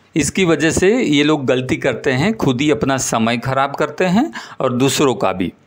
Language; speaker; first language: Hindi; non-native, local second language; Gujarati